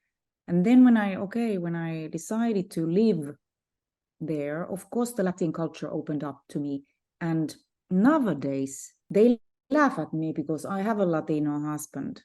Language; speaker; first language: English; non-native, fluent; Finnish